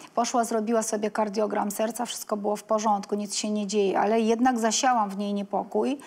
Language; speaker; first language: Polish; non-native, fluent; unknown